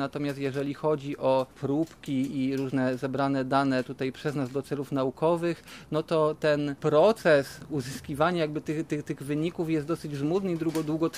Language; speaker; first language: Polish; native; Polish